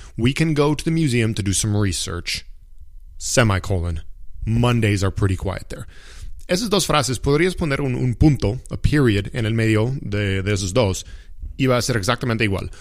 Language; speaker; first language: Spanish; non-native, fluent; English